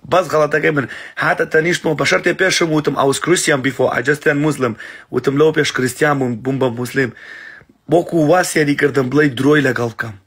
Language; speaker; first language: Central Kurdish; early bilingual, heritage; Central Kurdish